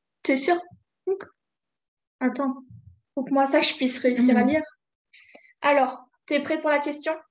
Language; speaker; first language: French; native; French